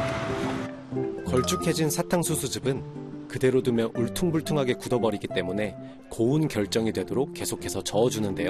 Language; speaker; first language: Korean; native; Korean